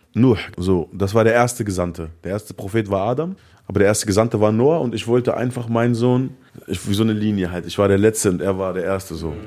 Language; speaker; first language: German; early bilingual, other home language; Arabic